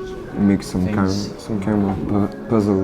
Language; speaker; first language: English; non-native, learner; French